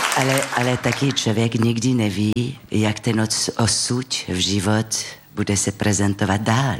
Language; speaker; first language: Czech; non-native, fluent; French